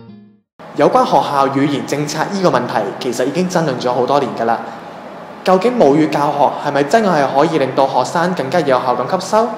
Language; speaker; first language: Chinese; non-native, local second language; Cantonese